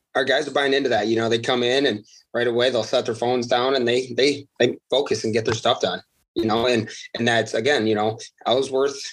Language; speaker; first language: English; non-native, fluent; Uzbek